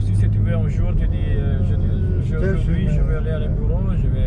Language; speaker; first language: French; non-native, fluent; Italian